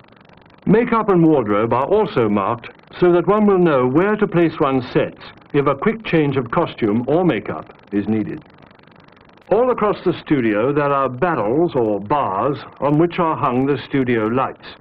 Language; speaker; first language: English; native; English